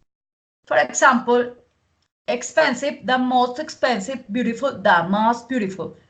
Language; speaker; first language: English; non-native, learner; Spanish